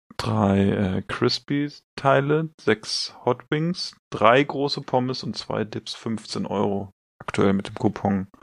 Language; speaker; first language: German; native; German